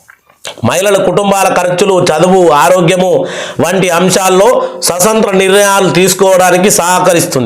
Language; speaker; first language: Telugu; native; Telugu